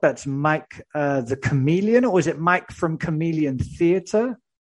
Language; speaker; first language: English; native; English